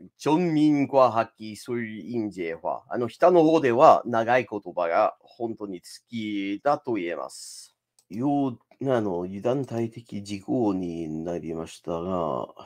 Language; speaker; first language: Japanese; non-native, fluent; English